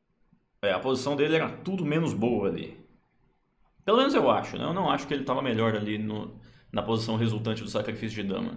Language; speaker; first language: Portuguese; native; Portuguese